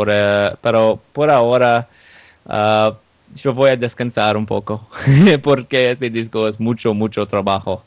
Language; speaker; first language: Spanish; non-native, learner; English